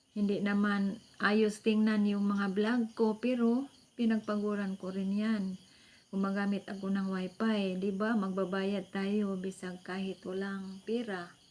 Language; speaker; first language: Filipino; non-native, local second language; Cebuano